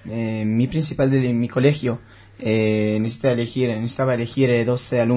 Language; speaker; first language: Spanish; non-native, learner; Hebrew